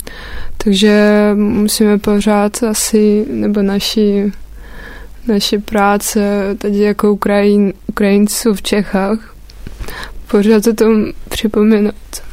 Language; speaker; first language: Czech; non-native, fluent; Russian